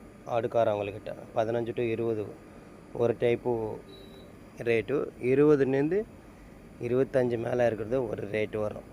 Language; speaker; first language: Tamil; native; Tamil